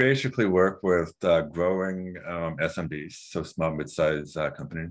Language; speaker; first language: English; native; English